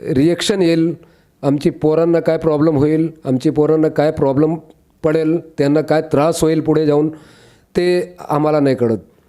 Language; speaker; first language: Marathi; non-native, local second language; Urdu